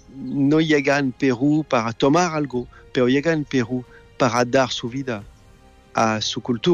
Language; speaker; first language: Spanish; non-native, learner; French